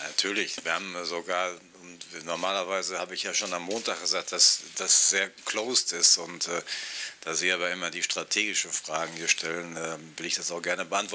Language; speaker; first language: German; native; German